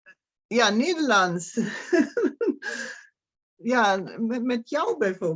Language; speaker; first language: Dutch; non-native, fluent; German